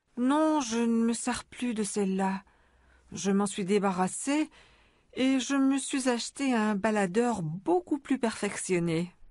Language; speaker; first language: French; native; French